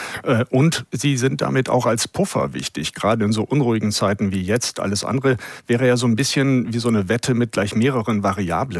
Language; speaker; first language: German; native; German